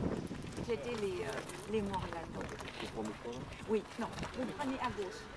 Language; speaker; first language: French; non-native, fluent; English